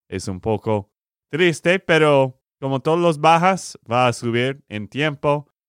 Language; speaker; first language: Spanish; non-native, learner; English